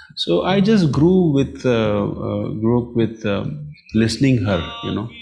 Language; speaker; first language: English; non-native, local second language; Marathi